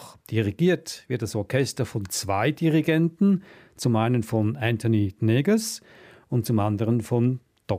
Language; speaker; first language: German; native; German